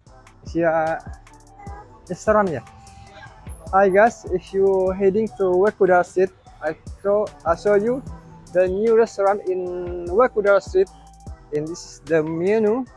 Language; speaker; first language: English; non-native, learner; Indonesian